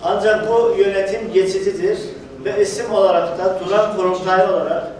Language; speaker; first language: Turkish; native; Turkish